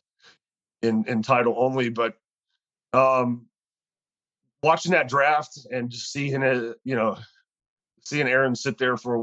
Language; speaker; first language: English; native; English